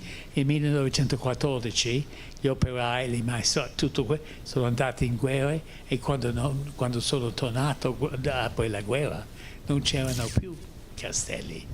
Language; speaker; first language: Italian; non-native, fluent; English